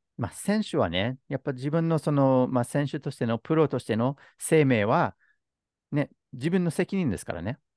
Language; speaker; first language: Japanese; native; Japanese